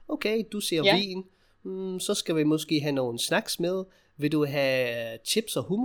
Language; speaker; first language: Danish; non-native, fluent; English